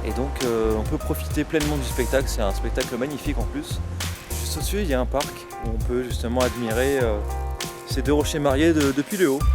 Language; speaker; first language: French; native; French